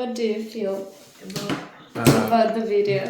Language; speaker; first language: English; non-native, fluent; Ukrainian